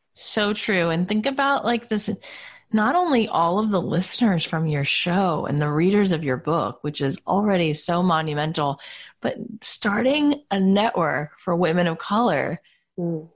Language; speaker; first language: English; native; English